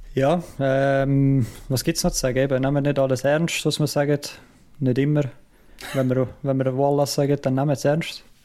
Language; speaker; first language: German; native; German